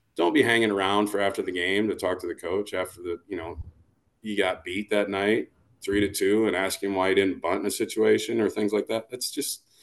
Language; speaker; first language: English; native; English